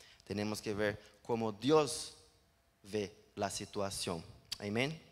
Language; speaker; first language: Spanish; non-native, learner; Portuguese